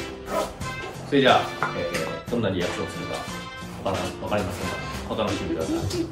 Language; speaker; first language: Japanese; native; Japanese